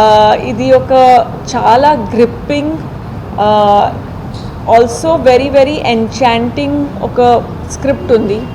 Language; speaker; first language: Telugu; non-native, fluent; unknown